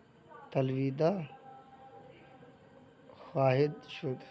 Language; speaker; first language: Persian; non-native, fluent; Urdu